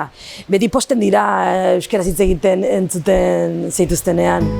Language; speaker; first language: Basque; non-native, local second language; Arabic